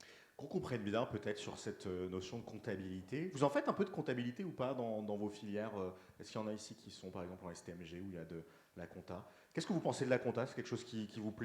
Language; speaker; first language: French; native; French